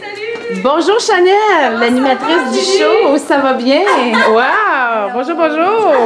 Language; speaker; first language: French; native; French